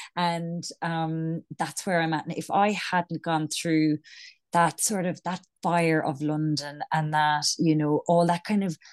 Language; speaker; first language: English; native; English